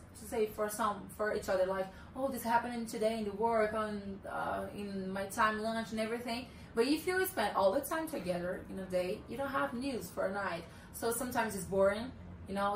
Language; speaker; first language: English; non-native, learner; Portuguese